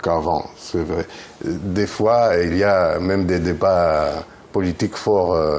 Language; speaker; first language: French; non-native, fluent; Greek